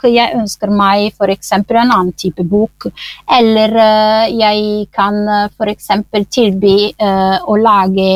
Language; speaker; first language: Norwegian; non-native, fluent; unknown